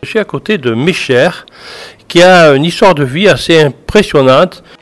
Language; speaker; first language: French; native; French